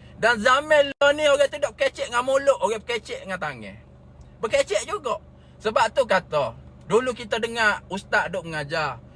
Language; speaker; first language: Malay; native; Malay